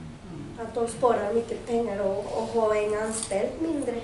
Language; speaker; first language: Swedish; non-native, fluent; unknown